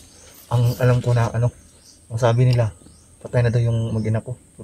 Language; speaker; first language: Filipino; non-native, local second language; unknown